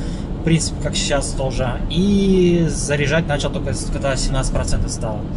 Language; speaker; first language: Russian; native; Russian